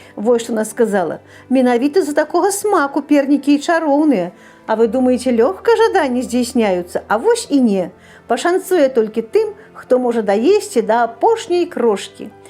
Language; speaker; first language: Belarusian; native; Belarusian